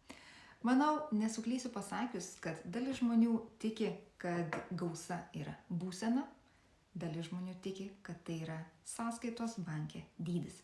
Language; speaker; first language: Lithuanian; native; Lithuanian